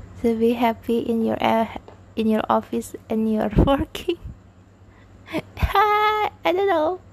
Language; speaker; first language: English; non-native, learner; Indonesian